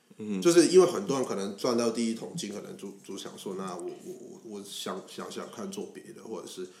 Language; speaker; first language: Chinese; non-native, local second language; Cantonese